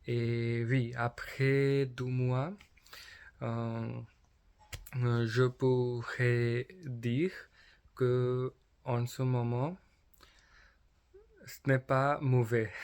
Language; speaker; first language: French; non-native, learner; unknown